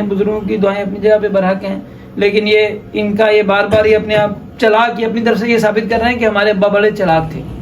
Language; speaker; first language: Urdu; native; Urdu